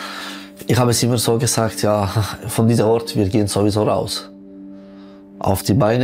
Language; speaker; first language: German; non-native, local second language; French